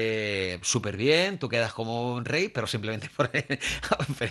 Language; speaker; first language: Spanish; native; Spanish